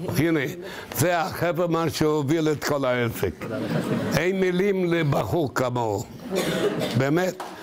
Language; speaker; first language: Hebrew; non-native, fluent; Yiddish